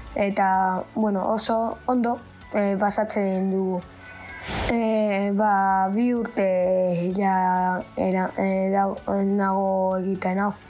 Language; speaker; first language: Basque; non-native, local second language; Spanish